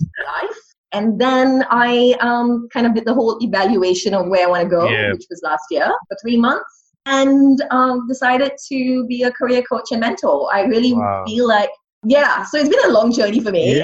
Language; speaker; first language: English; non-native, local second language; Tamil